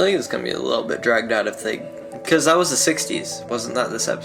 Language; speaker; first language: English; native; English